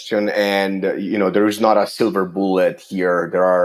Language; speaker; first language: English; non-native, fluent; Italian